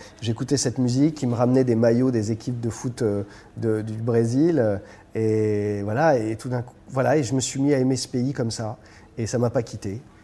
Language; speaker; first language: French; native; French